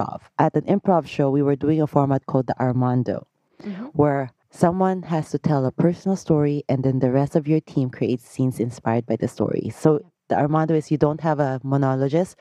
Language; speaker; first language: English; non-native, local second language; Filipino